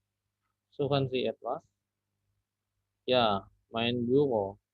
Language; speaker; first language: German; non-native, fluent; Indonesian